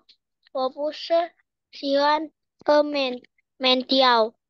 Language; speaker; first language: Chinese; non-native, learner; Indonesian